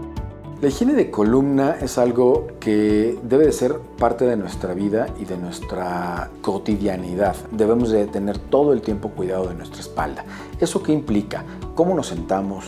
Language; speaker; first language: Spanish; native; Spanish